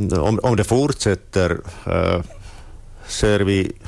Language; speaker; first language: Swedish; non-native, local second language; Finnish